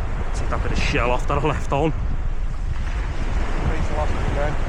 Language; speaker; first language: English; native; English